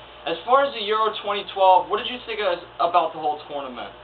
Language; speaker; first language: English; native; English